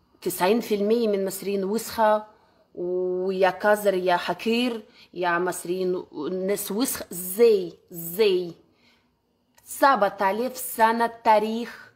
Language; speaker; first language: Arabic; non-native, learner; Russian